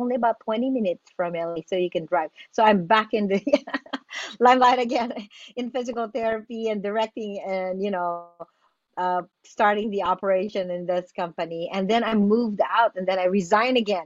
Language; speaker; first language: English; non-native, local second language; Filipino